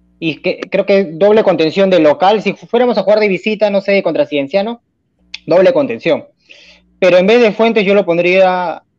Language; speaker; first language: Spanish; native; Spanish